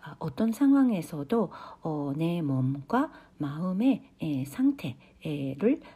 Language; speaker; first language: Korean; non-native, fluent; Japanese